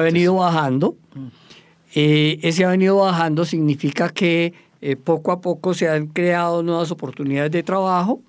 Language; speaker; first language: Spanish; native; Spanish